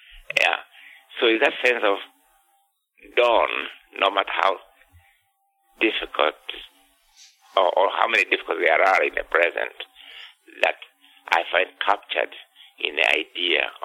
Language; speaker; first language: English; non-native, local second language; Kikuyu